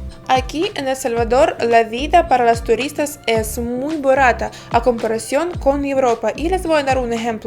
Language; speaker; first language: Spanish; non-native, fluent; Ukrainian